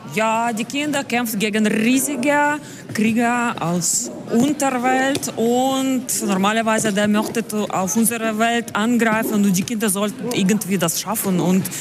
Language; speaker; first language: German; non-native, learner; Ukrainian